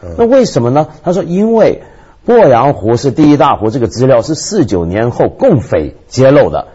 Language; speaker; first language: Chinese; native; Chinese